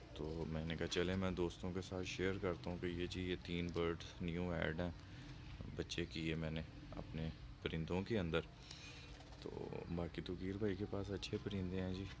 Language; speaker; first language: Urdu; native; Urdu